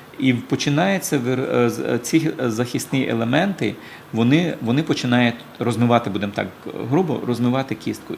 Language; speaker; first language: Ukrainian; native; Ukrainian